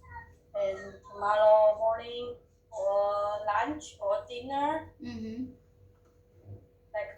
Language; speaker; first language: English; non-native, learner; Chinese